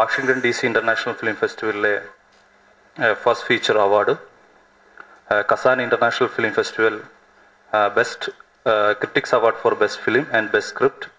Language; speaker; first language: Tamil; non-native, learner; Malayalam